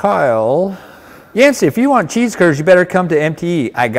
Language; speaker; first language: English; native; English